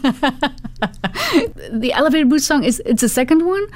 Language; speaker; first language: English; non-native, fluent; Dutch